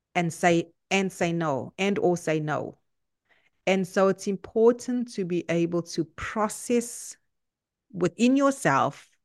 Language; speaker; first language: English; native; English